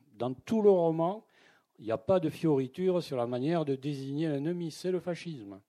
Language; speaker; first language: French; native; French